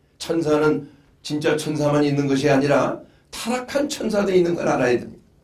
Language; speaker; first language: Korean; native; Korean